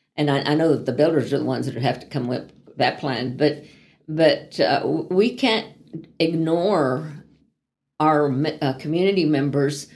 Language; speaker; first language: English; native; English